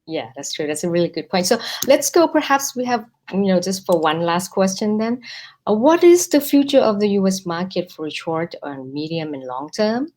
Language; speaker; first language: English; non-native, fluent; Thai